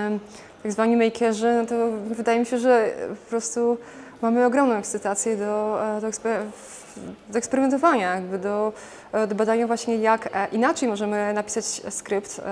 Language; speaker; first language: Polish; native; Polish